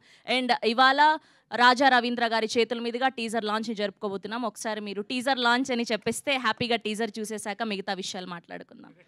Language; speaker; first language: Telugu; native; Telugu